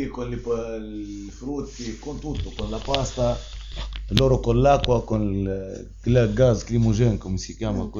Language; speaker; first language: Italian; non-native, learner; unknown